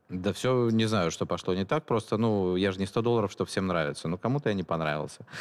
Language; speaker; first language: Russian; native; Russian